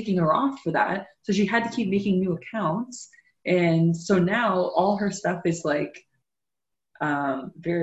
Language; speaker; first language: English; native; English